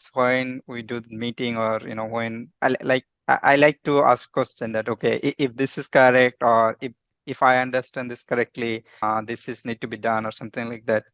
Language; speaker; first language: English; non-native, fluent; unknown